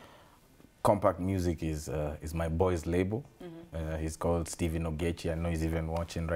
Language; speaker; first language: English; non-native, local second language; Swahili